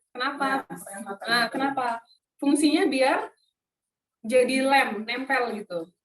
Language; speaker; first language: Indonesian; native; Indonesian